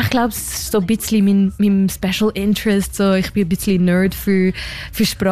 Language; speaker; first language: German; non-native, local second language; French